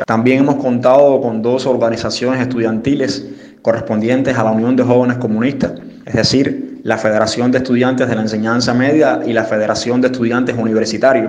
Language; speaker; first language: Spanish; native; Spanish